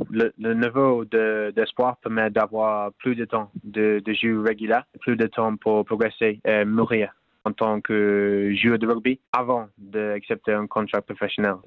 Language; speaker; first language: French; non-native, learner; English